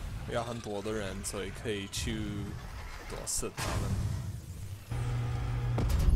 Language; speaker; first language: Chinese; non-native, learner; English